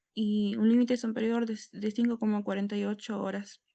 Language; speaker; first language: Spanish; native; Spanish